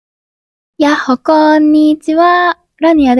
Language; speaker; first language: Japanese; non-native, learner; Indonesian